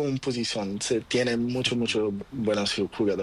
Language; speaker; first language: Spanish; non-native, learner; Portuguese